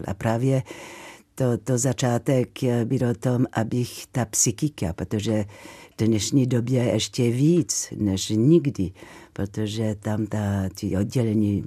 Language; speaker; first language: Czech; non-native, fluent; French